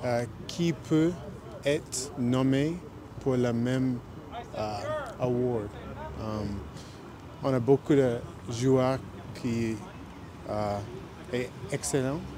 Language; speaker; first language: French; non-native, local second language; English